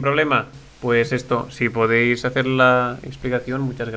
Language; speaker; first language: Spanish; native; Spanish